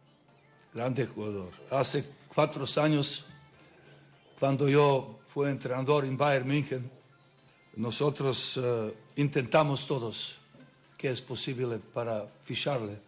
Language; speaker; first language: Spanish; non-native, learner; Serbian